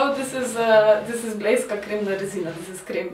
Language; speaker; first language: English; non-native, learner; Slovenian